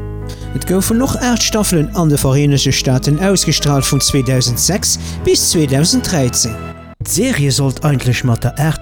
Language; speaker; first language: German; non-native, learner; Luxembourgish